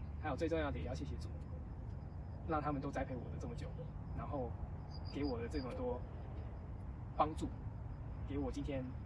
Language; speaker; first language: Chinese; early bilingual, heritage; Chinese